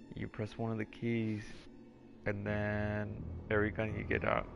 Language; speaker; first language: English; early bilingual, other home language; Spanish